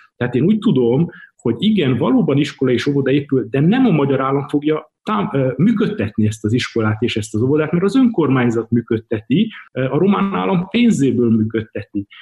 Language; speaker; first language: Hungarian; native; Hungarian